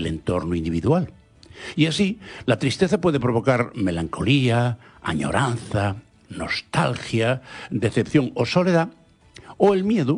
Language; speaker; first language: Spanish; non-native, local second language; Galician